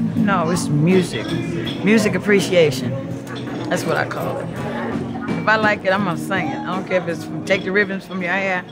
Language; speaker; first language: English; native; English